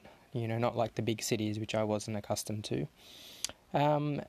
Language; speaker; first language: English; native; English